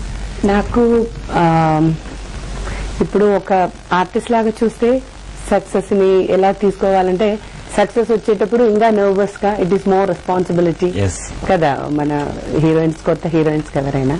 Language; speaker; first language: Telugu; non-native, fluent; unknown